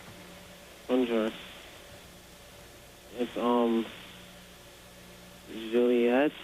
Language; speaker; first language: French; non-native, learner; English